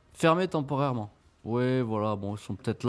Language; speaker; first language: French; native; French